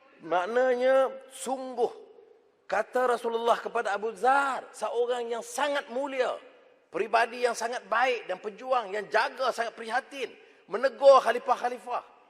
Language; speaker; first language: Malay; native; Malay